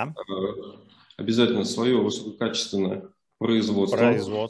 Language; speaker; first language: Russian; native; Russian